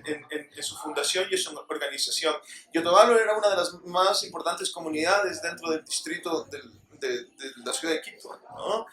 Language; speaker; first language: Spanish; native; Spanish